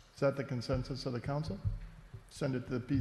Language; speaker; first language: English; native; English